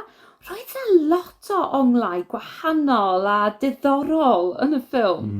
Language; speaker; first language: Welsh; non-native, learner; English